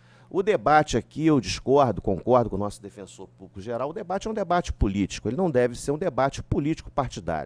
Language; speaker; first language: Portuguese; native; Portuguese